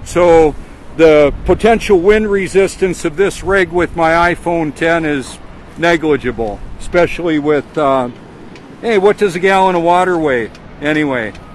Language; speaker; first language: English; native; English